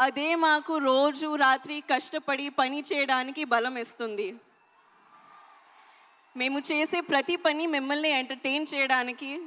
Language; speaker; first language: Telugu; non-native, learner; Hindi